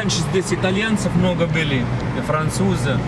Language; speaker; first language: Russian; non-native, fluent; Arabic